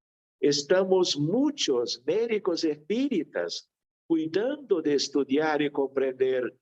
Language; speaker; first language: Spanish; non-native, fluent; Portuguese